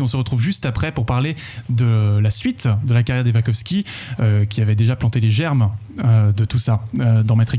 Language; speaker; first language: French; native; French